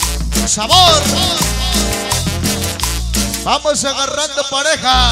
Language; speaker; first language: Spanish; native; Spanish